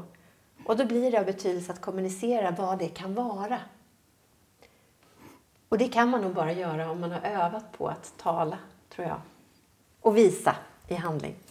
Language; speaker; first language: Swedish; native; Swedish